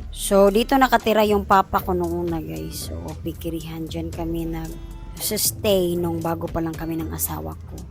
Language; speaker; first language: Filipino; non-native, local second language; Cebuano